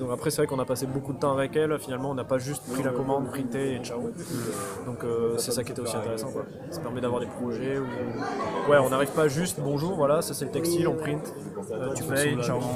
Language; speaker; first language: French; native; French